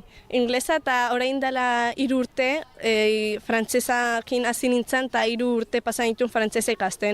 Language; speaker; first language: Basque; early bilingual, other home language; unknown